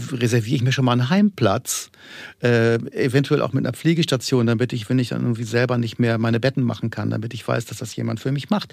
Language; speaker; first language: German; native; German